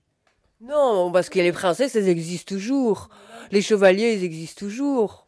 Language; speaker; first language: French; native; French